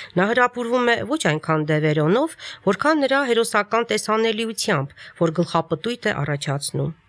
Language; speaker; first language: Armenian; native; Armenian